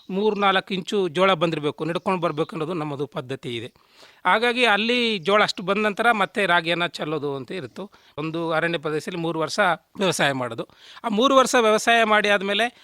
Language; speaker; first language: Kannada; native; Kannada